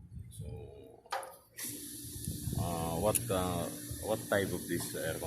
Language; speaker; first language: English; non-native, local second language; Filipino